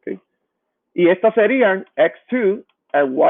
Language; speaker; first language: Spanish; native; Spanish